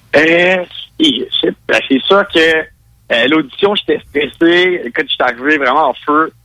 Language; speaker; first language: French; native; French